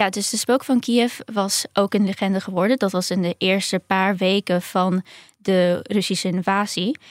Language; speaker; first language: Dutch; early bilingual, other home language; Ukrainian